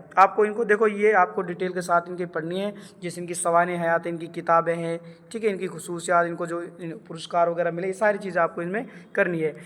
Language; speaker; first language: Urdu; native; Urdu